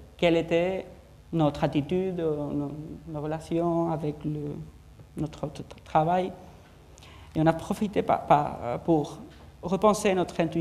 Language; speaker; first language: French; non-native, fluent; Spanish